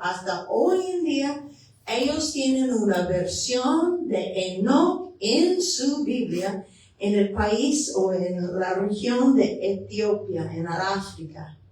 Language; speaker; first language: Spanish; non-native, fluent; English